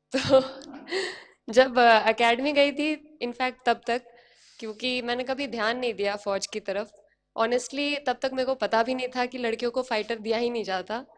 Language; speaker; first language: Hindi; native; Hindi